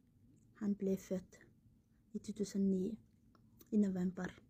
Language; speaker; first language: Norwegian; non-native, learner; Somali